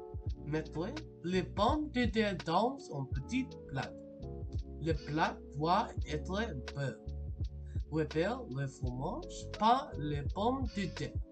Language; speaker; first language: French; non-native, learner; English